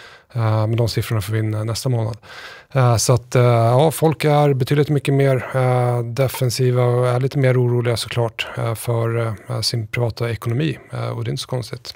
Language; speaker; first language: Swedish; native; Swedish